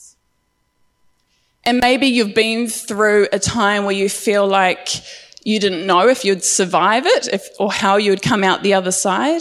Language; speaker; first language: English; native; English